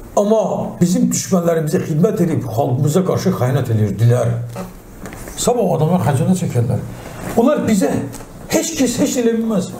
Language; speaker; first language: Azerbaijani; non-native, local second language; Talysh